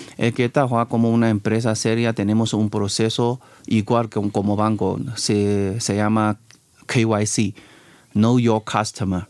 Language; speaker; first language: Spanish; non-native, fluent; Chinese